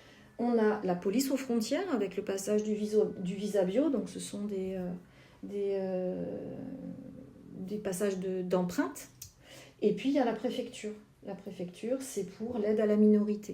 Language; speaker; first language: French; native; French